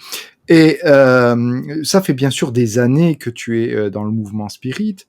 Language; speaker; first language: French; native; French